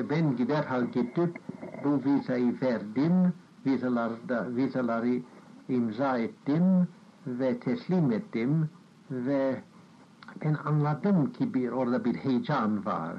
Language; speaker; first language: Turkish; non-native, fluent; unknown